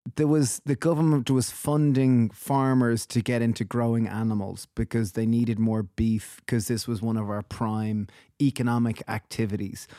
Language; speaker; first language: English; native; English